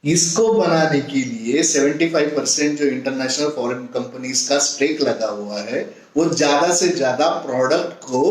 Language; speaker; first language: Hindi; non-native, local second language; Marathi